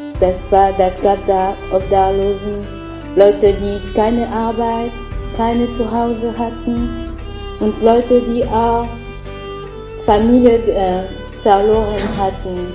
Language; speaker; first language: German; non-native, learner; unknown